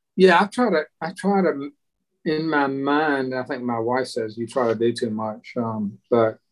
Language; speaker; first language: English; native; English